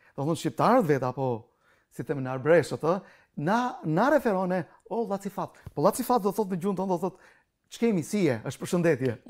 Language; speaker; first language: Albanian; non-native, local second language; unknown